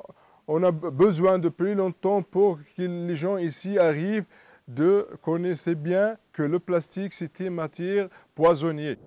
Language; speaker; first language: French; non-native, learner; Arabic